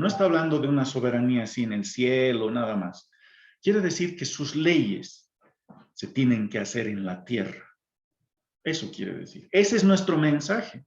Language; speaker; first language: Spanish; native; Spanish